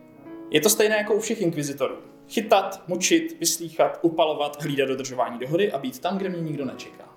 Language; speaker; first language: Czech; native; Czech